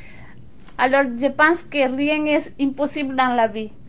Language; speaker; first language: French; non-native, local second language; Spanish